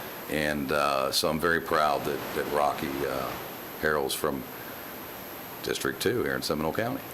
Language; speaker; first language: English; native; English